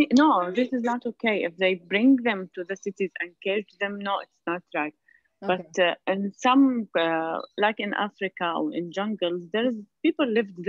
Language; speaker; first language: English; non-native, fluent; Arabic